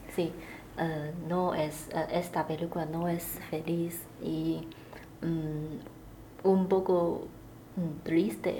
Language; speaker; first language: Spanish; non-native, learner; Chinese